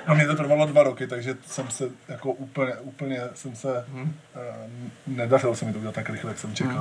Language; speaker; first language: Czech; native; Czech